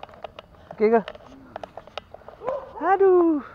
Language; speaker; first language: Malay; native; Malay